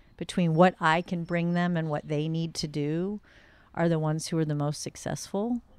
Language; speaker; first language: English; native; English